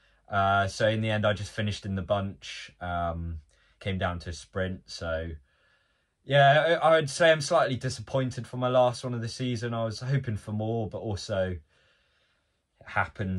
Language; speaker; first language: English; native; English